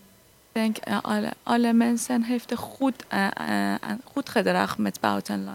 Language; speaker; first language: Dutch; non-native, learner; Persian